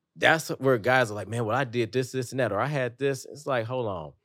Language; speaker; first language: English; native; English